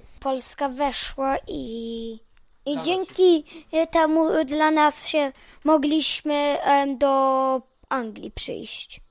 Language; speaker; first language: Polish; early bilingual, heritage; Polish